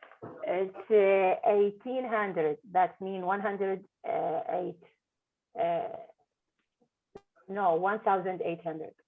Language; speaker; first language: English; non-native, learner; Arabic